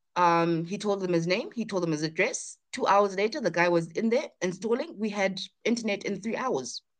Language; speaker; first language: English; non-native, local second language; Zulu